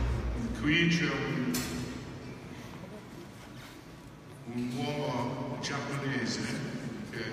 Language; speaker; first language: Italian; non-native, fluent; English